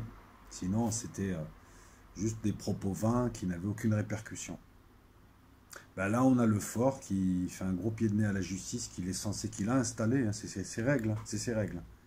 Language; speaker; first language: French; native; French